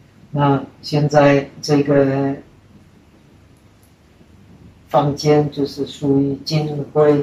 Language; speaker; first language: Chinese; non-native, fluent; Czech